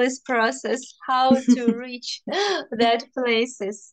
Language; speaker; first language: English; non-native, fluent; Russian